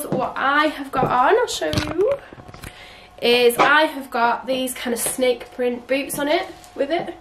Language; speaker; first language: English; native; English